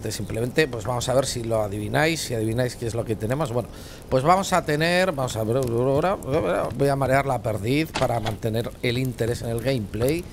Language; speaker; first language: Spanish; native; Spanish